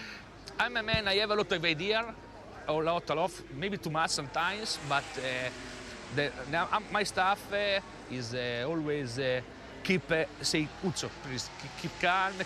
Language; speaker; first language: English; non-native, learner; Italian